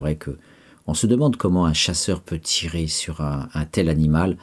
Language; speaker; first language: French; native; French